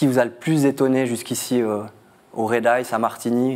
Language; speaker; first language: French; native; French